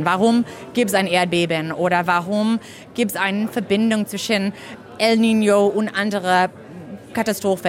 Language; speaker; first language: German; non-native, fluent; English